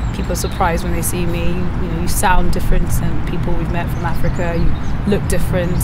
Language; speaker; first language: English; native; English